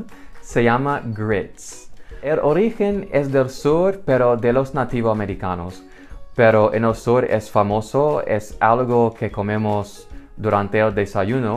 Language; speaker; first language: Spanish; non-native, fluent; English